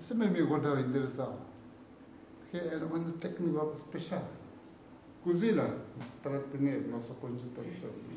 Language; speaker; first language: Italian; non-native, learner; Tibetan